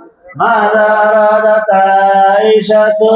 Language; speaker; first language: Arabic; non-native, learner; Bangla